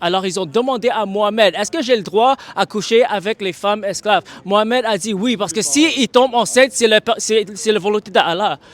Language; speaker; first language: French; non-native, fluent; English